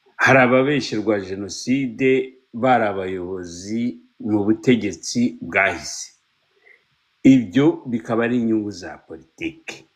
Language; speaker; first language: Kinyarwanda; early bilingual, heritage; Kinyarwanda